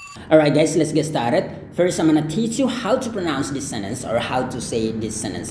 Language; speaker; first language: English; non-native, fluent; Indonesian